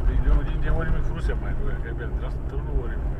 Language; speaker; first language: Bulgarian; native; Bulgarian